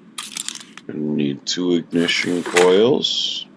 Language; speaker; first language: English; native; English